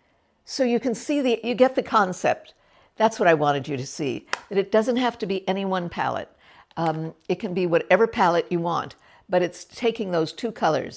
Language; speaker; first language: English; native; English